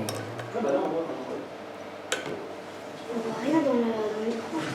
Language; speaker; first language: French; native; French